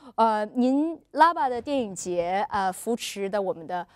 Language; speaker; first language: Chinese; native; Chinese